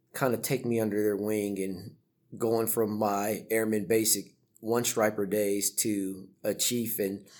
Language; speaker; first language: English; native; English